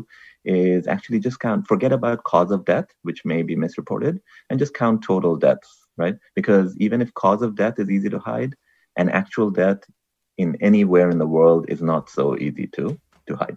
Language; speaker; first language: English; non-native, local second language; Bangla